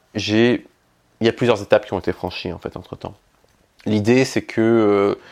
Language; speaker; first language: French; native; French